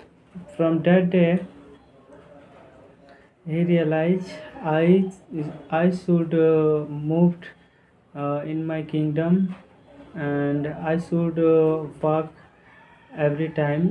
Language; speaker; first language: English; non-native, learner; Hindi